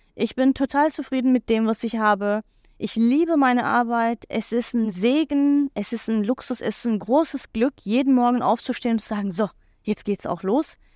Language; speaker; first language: German; non-native, fluent; Turkish